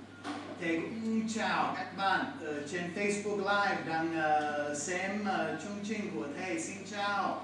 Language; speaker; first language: Vietnamese; non-native, fluent; English